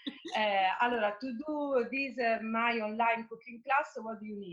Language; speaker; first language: English; non-native, fluent; Italian